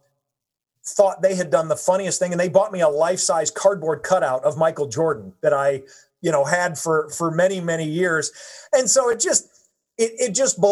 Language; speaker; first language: English; native; English